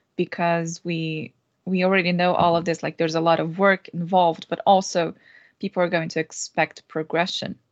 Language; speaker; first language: English; non-native, fluent; Portuguese